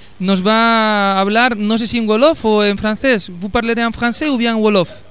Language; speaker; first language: Spanish; native; Spanish